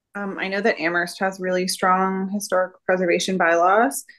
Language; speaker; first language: English; native; English